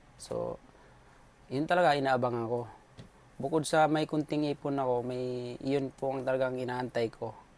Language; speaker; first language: Filipino; non-native, local second language; Cebuano